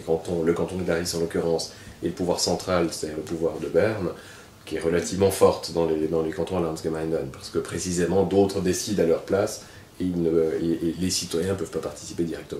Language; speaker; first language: French; native; French